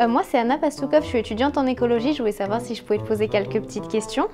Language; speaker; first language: French; native; French